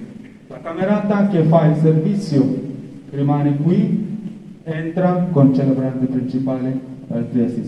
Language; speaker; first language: Italian; non-native, fluent; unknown